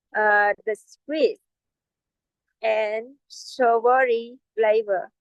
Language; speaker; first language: English; non-native, learner; Vietnamese